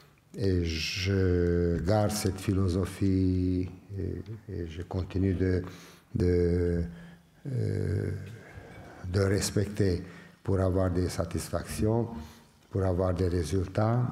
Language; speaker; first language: French; non-native, fluent; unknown